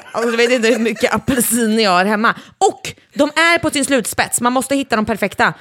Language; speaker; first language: Swedish; native; Swedish